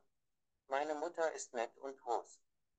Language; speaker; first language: German; non-native, learner; Vietnamese